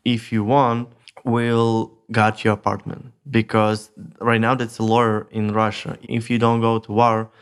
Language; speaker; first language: English; non-native, learner; Russian